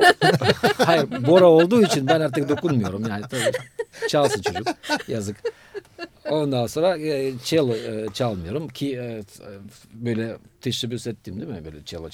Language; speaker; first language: Turkish; non-native, fluent; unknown